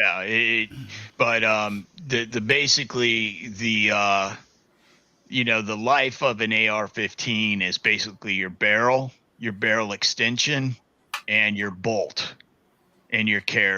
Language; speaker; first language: English; native; English